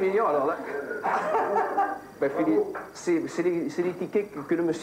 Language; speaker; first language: French; native; French